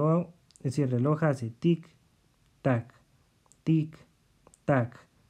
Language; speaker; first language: Spanish; native; Spanish